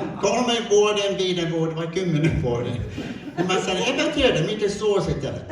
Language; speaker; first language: Finnish; non-native, fluent; English